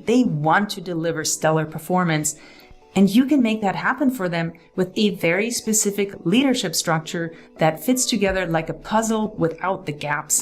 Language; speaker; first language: English; native; English